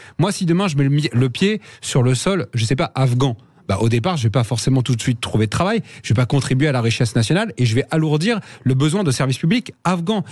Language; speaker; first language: French; native; French